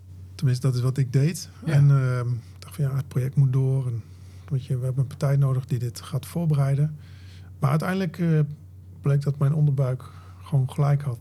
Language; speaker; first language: Dutch; native; Dutch